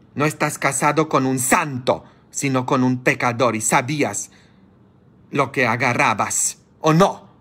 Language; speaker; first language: Spanish; non-native, fluent; Polish